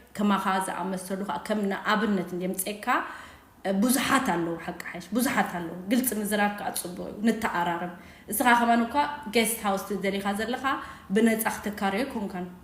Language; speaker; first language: Tigrinya; native; Tigrinya